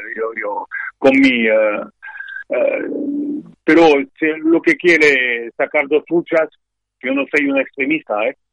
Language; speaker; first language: Spanish; non-native, learner; French